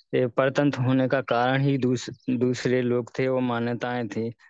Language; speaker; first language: Hindi; native; Hindi